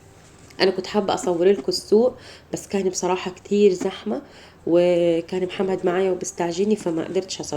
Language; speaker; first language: Arabic; native; Arabic